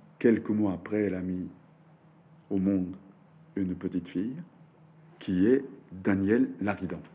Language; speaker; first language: French; non-native, fluent; Japanese